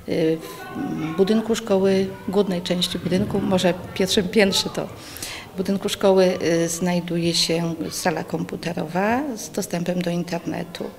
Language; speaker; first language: Polish; native; Polish